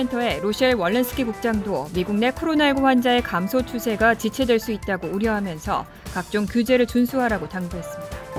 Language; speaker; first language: Korean; native; Korean